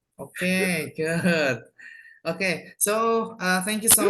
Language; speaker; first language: English; non-native, fluent; Indonesian